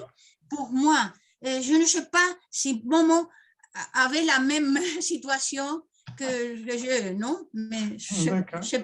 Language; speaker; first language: French; non-native, fluent; Spanish